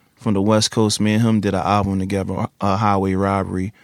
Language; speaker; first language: English; native; English